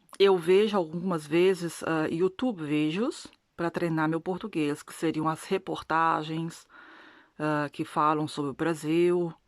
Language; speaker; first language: Portuguese; non-native, learner; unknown